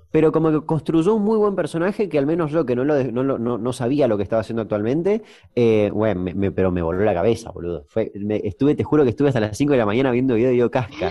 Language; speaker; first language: Spanish; native; Spanish